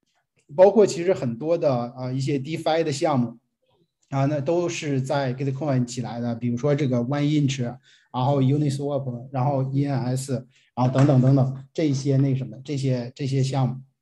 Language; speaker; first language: Chinese; native; Chinese